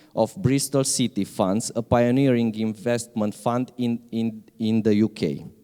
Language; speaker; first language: English; non-native, fluent; Romanian